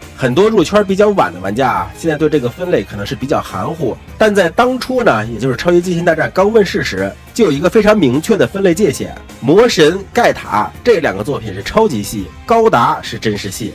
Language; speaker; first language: Chinese; native; Chinese